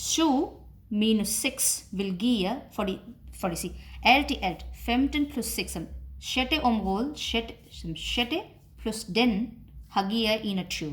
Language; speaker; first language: Danish; non-native, fluent; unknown